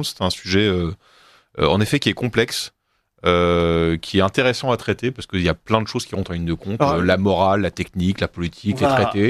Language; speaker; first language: French; native; French